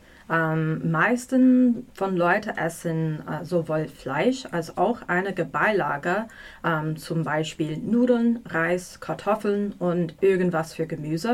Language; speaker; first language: German; non-native, learner; English